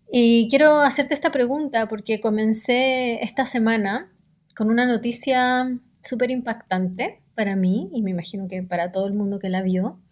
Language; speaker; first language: Spanish; native; Spanish